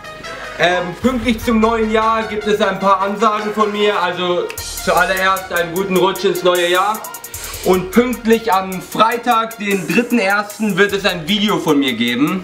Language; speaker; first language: German; native; German